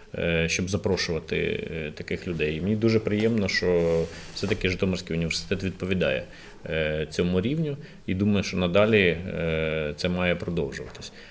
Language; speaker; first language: Ukrainian; native; Ukrainian